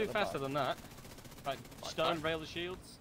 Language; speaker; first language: English; native; English